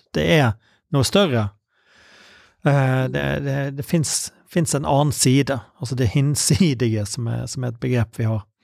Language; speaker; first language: Norwegian; native; Norwegian